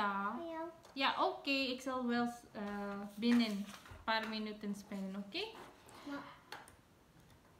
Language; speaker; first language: Dutch; non-native, learner; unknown